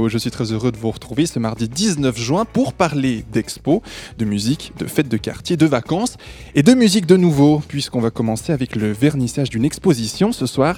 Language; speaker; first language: French; native; French